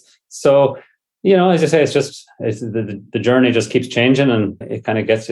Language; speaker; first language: English; native; English